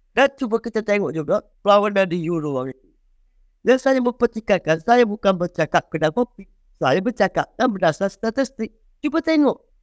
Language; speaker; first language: Malay; native; Malay